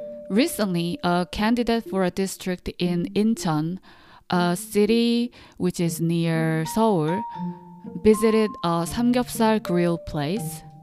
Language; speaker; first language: English; non-native, fluent; Korean